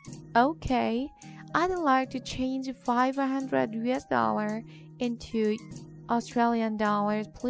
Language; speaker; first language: English; non-native, fluent; Korean